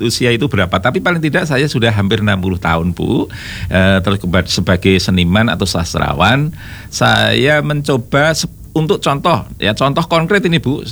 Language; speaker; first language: Indonesian; native; Indonesian